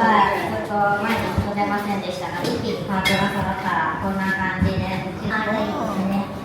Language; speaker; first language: Japanese; native; Japanese